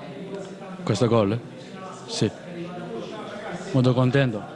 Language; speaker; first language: Italian; non-native, learner; Japanese